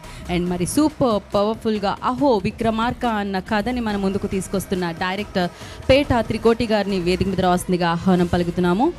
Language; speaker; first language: Telugu; native; Telugu